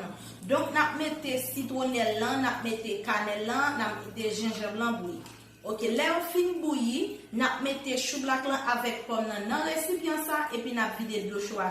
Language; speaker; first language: French; non-native, learner; Haitian Creole